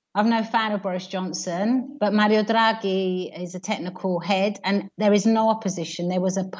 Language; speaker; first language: English; native; English